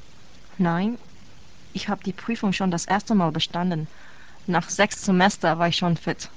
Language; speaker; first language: German; non-native, fluent; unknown